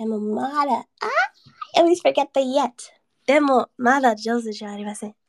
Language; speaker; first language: Japanese; non-native, learner; English